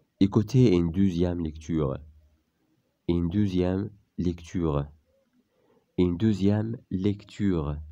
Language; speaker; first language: French; non-native, local second language; Arabic